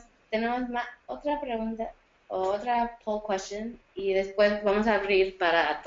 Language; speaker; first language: Spanish; early bilingual, heritage; Spanish